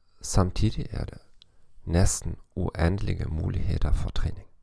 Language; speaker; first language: Danish; non-native, fluent; German